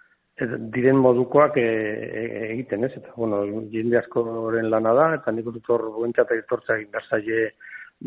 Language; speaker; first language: Basque; non-native, local second language; Spanish